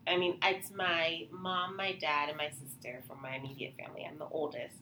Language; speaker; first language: English; native; English